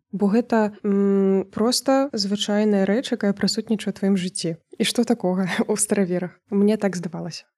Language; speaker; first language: Belarusian; native; Belarusian